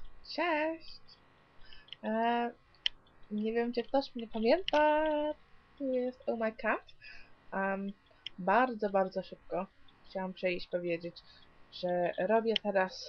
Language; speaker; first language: Polish; early bilingual, heritage; Polish